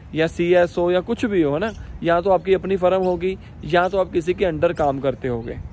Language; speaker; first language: Hindi; native; Hindi